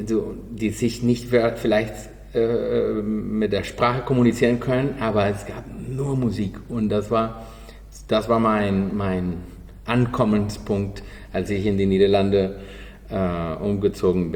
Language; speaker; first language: German; non-native, learner; Spanish